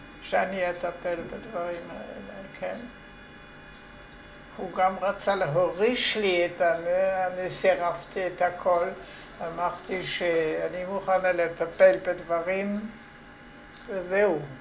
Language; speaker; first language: Hebrew; non-native, fluent; French